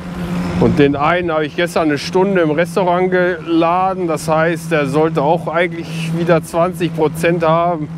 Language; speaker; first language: German; native; German